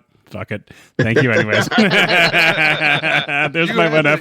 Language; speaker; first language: English; native; English